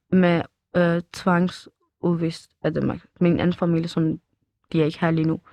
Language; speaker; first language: Danish; early bilingual, other home language; Kurdish